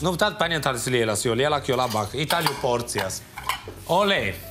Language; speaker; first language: Latvian; non-native, fluent; Italian